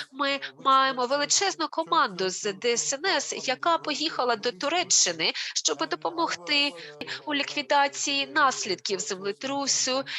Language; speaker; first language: Ukrainian; non-native, fluent; Turkish